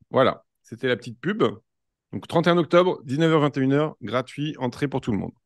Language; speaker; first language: French; native; French